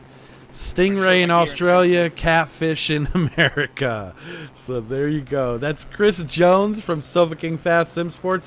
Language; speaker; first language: English; native; English